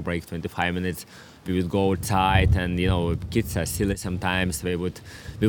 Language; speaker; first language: English; non-native, fluent; Lithuanian